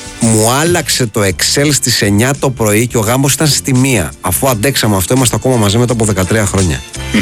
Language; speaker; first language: Greek; native; Greek